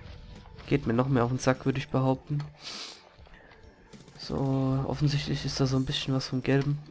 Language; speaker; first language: German; native; German